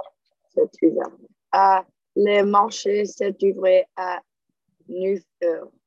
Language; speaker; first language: French; non-native, learner; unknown